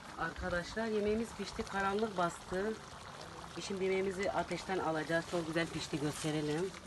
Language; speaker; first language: Turkish; non-native, local second language; Kurdish